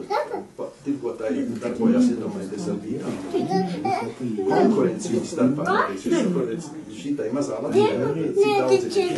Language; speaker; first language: Latvian; native; Latvian